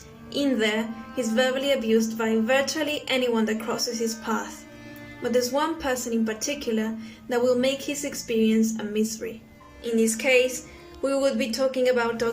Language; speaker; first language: English; non-native, fluent; Spanish